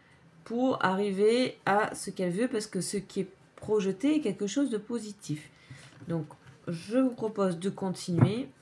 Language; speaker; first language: French; native; French